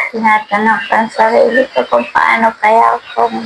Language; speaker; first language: Filipino; native; Filipino